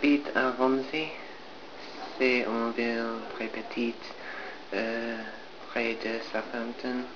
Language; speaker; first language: French; non-native, learner; English